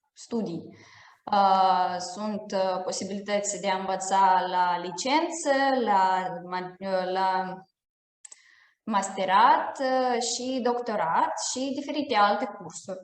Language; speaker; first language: Romanian; non-native, fluent; Russian